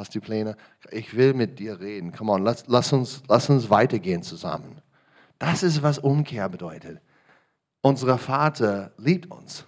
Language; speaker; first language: German; non-native, learner; English